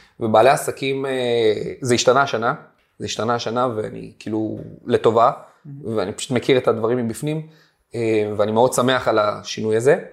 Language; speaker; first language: Hebrew; native; Hebrew